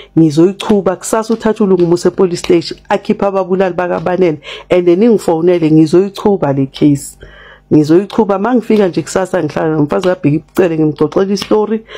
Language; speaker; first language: Zulu; native; Zulu